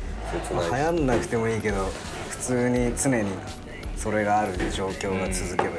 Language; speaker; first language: Japanese; native; Japanese